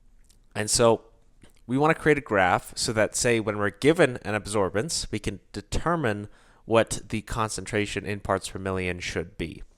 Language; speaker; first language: English; native; English